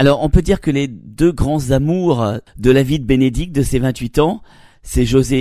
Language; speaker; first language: French; native; French